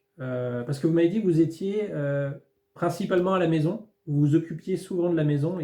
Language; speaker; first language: French; native; French